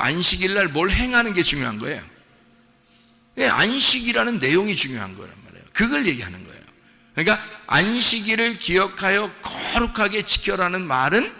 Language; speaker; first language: Korean; native; Korean